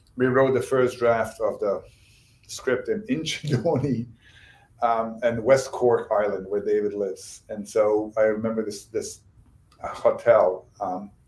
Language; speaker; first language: English; non-native, fluent; Bosnian